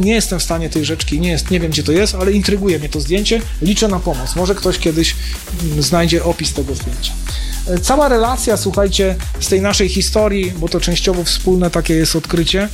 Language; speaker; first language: Polish; native; Polish